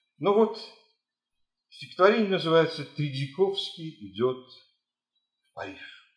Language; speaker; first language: Russian; native; Russian